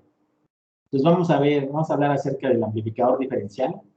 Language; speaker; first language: Spanish; native; Spanish